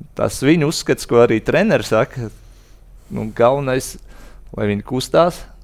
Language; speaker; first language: Latvian; native; Latvian